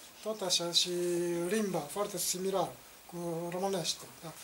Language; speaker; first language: Romanian; non-native, learner; Japanese